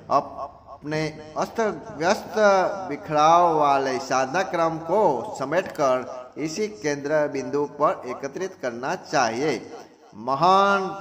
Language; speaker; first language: Hindi; non-native, local second language; Gujarati